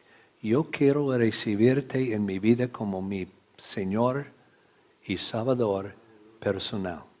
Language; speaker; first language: Spanish; non-native, learner; English